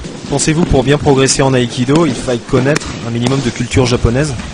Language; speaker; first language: French; native; French